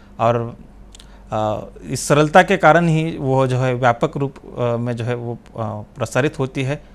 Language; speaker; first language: Hindi; non-native, local second language; Marathi